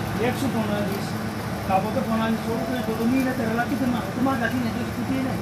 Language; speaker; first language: Greek; non-native, learner; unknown